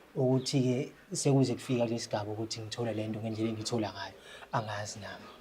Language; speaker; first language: Zulu; native; Zulu